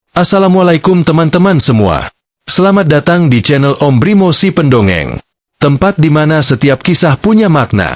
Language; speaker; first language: Indonesian; native; Indonesian